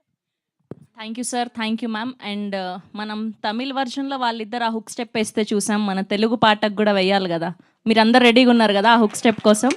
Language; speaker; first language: Telugu; native; Telugu